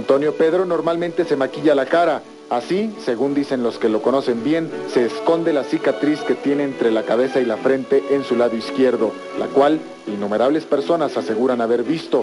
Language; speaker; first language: Spanish; native; Spanish